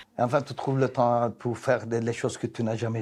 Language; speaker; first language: French; non-native, learner; Turkish